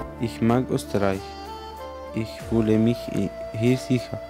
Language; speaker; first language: German; non-native, learner; Arabic